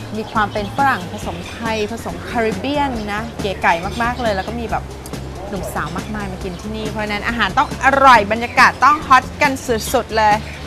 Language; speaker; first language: Thai; native; Thai